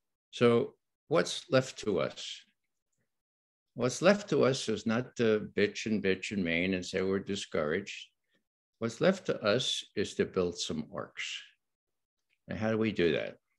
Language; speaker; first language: English; native; English